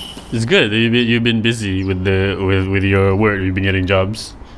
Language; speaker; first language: English; non-native, local second language; Malay